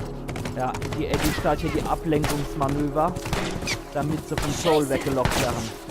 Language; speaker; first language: German; native; German